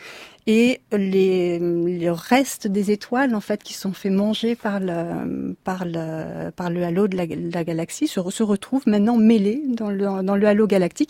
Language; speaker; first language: French; native; French